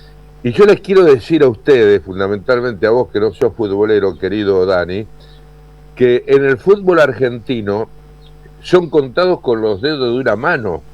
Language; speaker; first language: Spanish; native; Spanish